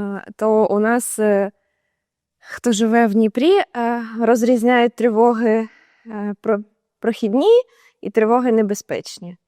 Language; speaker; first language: Ukrainian; native; Ukrainian